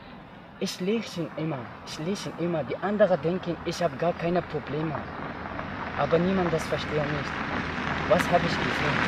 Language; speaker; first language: German; non-native, learner; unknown